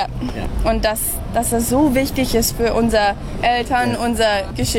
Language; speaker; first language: German; early bilingual, heritage; German